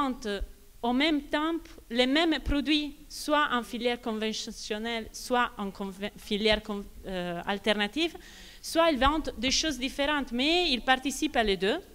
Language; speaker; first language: French; non-native, fluent; Italian